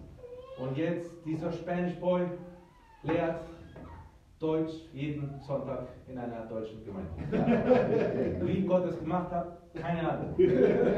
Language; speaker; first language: German; early bilingual, heritage; Spanish